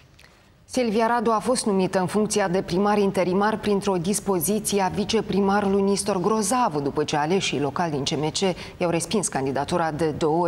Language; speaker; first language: Romanian; native; Romanian